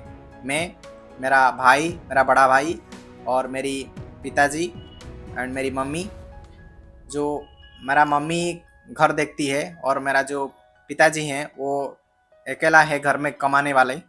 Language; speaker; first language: Hindi; non-native, local second language; Odia